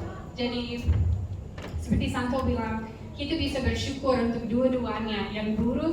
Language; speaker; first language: Indonesian; non-native, fluent; English